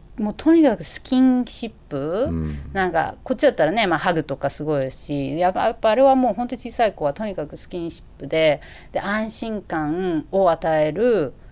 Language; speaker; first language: Japanese; native; Japanese